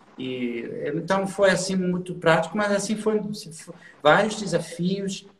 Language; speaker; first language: Portuguese; non-native, fluent; German